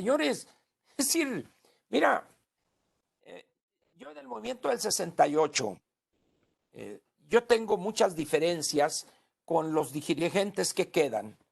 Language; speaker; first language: Spanish; native; Spanish